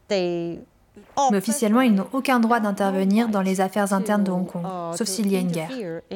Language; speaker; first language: French; non-native, fluent; Cantonese